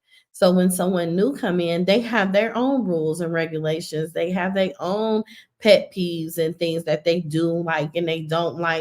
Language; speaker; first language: English; native; English